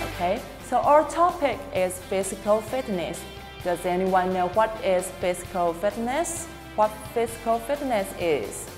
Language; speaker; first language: English; non-native, fluent; Chinese